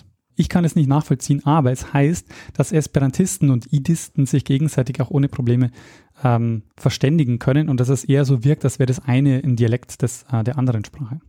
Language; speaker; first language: German; native; German